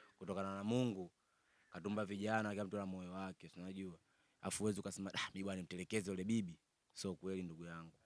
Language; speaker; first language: Swahili; native; Swahili